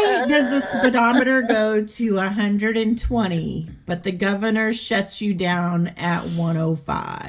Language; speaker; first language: English; native; English